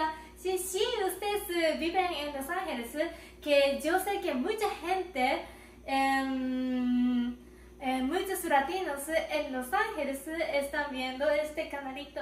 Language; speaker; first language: Spanish; non-native, learner; Japanese